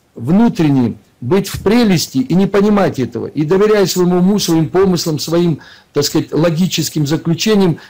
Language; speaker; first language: Russian; native; Russian